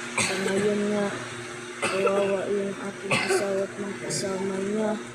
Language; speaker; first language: Filipino; non-native, local second language; Cebuano